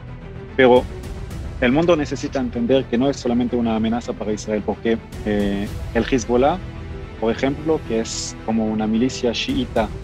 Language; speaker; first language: Spanish; non-native, fluent; Hebrew